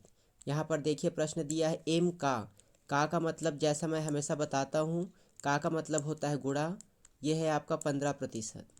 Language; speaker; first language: Hindi; native; Hindi